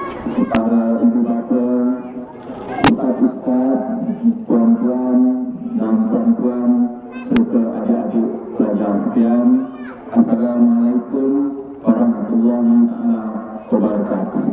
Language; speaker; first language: Malay; native; Malay